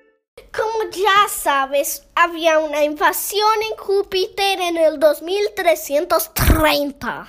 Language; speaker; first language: Spanish; early bilingual, heritage; Spanish